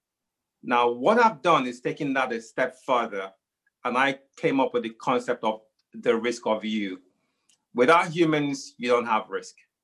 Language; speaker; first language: English; non-native, local second language; Igbo